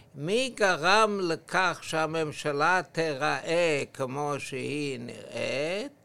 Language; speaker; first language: Hebrew; non-native, fluent; English